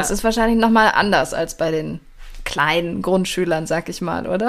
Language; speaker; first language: German; native; German